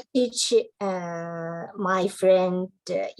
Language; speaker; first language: English; non-native, learner; Chinese